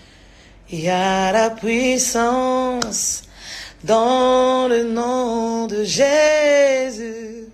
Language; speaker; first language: French; non-native, local second language; Lingala